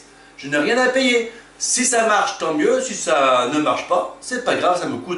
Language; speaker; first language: French; native; French